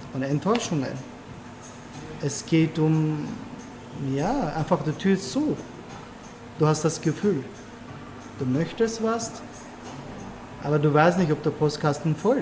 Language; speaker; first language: German; non-native, learner; Turkish